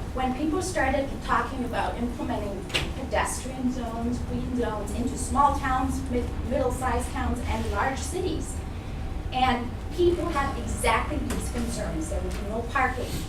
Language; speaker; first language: English; non-native, fluent; German